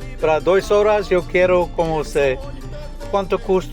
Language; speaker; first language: Portuguese; non-native, learner; English